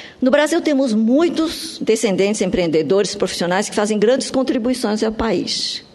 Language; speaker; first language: Portuguese; early bilingual, other home language; Japanese